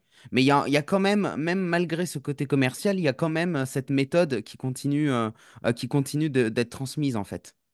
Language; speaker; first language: French; native; French